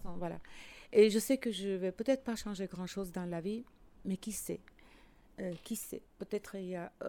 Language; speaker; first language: French; non-native, fluent; Armenian